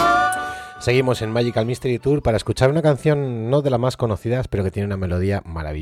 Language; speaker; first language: Spanish; native; Spanish